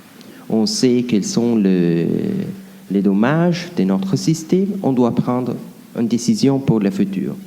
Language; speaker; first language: French; non-native, fluent; Italian